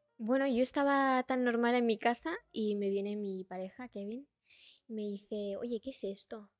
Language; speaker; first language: Spanish; early bilingual, other home language; Portuguese